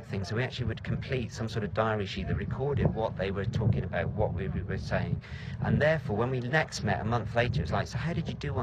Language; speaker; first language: English; native; English